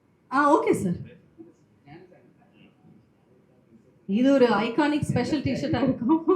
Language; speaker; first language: Tamil; native; Tamil